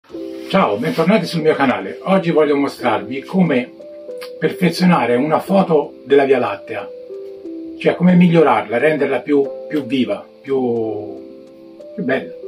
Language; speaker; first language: Italian; native; Italian